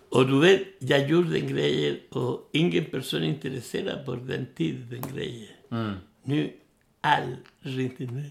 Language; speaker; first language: Swedish; non-native, learner; Spanish